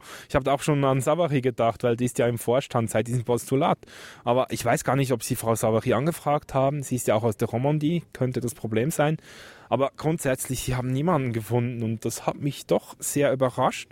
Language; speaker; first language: German; native; German